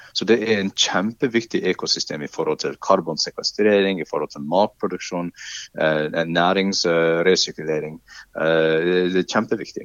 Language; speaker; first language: Norwegian; non-native, fluent; English